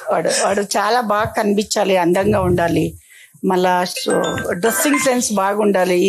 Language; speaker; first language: Telugu; non-native, local second language; Kannada